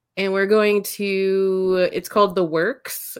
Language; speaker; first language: English; native; English